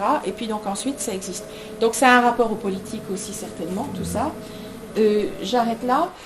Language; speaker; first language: French; native; French